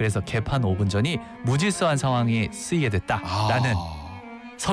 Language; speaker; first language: Korean; native; Korean